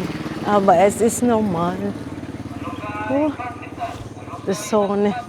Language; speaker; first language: German; non-native, fluent; Filipino